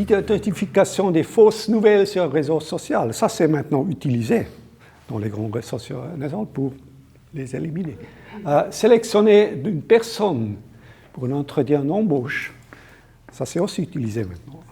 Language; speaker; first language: French; non-native, local second language; German